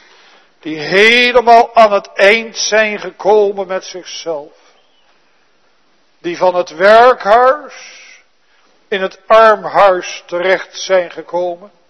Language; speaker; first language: Dutch; native; Dutch